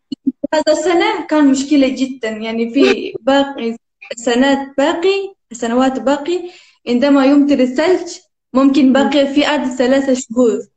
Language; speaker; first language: Arabic; non-native, learner; Turkish